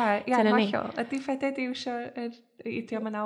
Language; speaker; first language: Welsh; native; Welsh